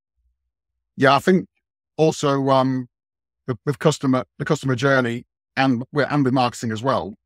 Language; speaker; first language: English; native; English